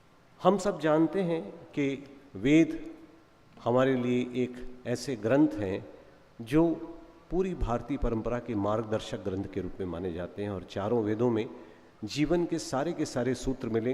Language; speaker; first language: Hindi; native; Hindi